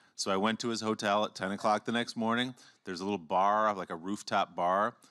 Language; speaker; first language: English; native; English